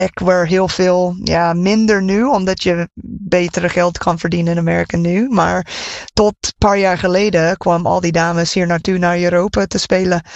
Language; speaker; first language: Dutch; non-native, fluent; English